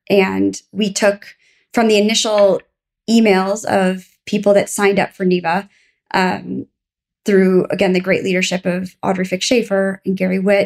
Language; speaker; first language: English; native; English